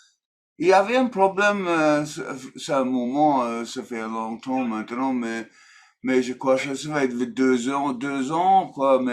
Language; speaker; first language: French; non-native, learner; English